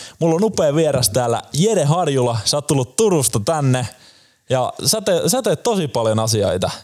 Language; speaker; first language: Finnish; native; Finnish